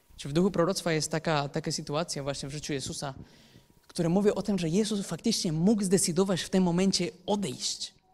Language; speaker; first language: Polish; non-native, fluent; Spanish